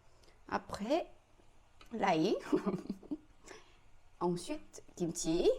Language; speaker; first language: French; non-native, learner; Korean